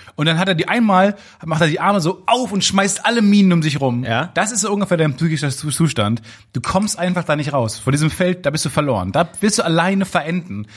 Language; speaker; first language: German; native; German